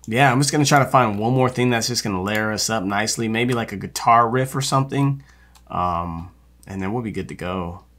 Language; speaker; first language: English; native; English